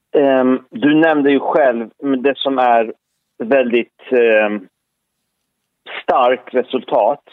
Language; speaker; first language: Swedish; early bilingual, other home language; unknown